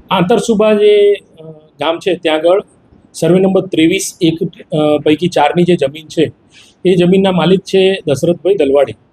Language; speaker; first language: Gujarati; native; Gujarati